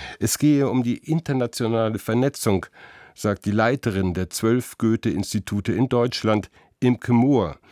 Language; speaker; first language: German; native; German